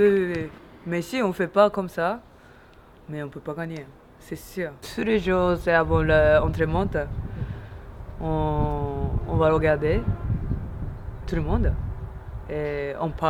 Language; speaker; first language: French; non-native, learner; Japanese